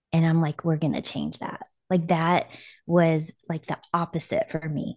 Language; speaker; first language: English; native; English